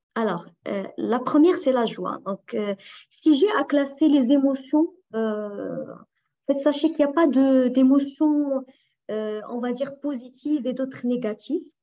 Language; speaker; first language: French; non-native, local second language; Arabic